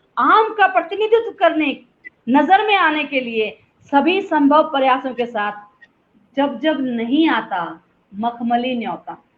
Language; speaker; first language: Hindi; native; Hindi